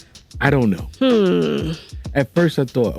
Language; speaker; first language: English; native; English